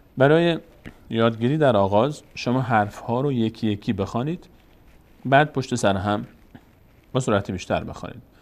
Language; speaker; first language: Persian; native; Persian